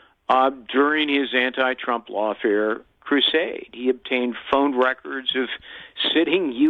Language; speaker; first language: English; native; English